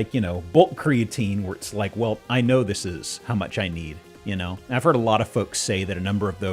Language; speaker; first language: English; native; English